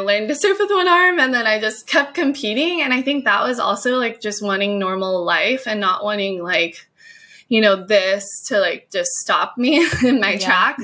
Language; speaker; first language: English; native; English